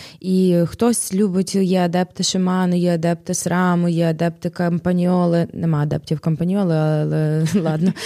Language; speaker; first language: Ukrainian; native; Ukrainian